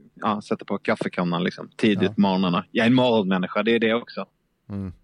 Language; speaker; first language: Swedish; native; Swedish